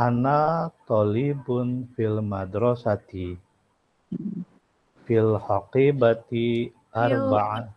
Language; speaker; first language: Arabic; non-native, learner; Indonesian